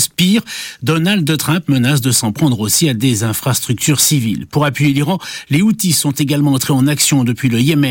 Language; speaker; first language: French; native; French